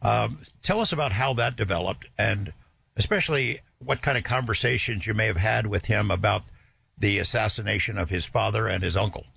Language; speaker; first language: English; native; English